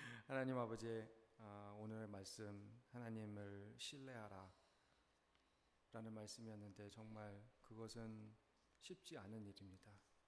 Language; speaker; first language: Korean; early bilingual, heritage; Korean